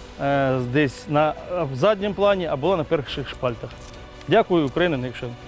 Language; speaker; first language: Ukrainian; native; Ukrainian